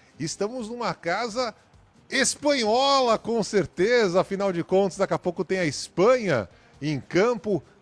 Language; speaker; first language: Portuguese; native; Portuguese